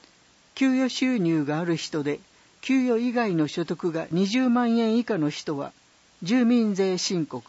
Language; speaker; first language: Japanese; native; Japanese